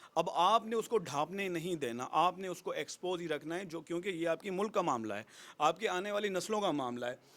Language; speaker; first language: Urdu; non-native, local second language; Sindhi